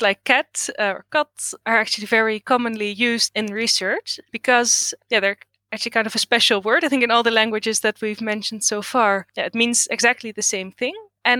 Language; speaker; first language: English; non-native, fluent; Dutch